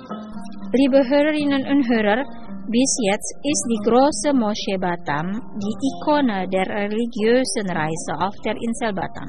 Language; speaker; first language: German; non-native, fluent; Indonesian